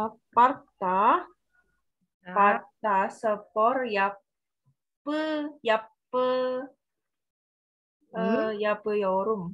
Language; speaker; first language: Turkish; non-native, learner; Indonesian